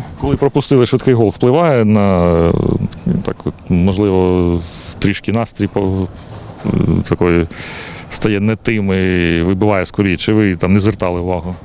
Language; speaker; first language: Ukrainian; native; Ukrainian